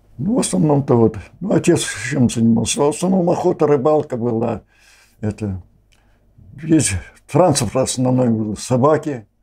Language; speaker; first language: Russian; native; Russian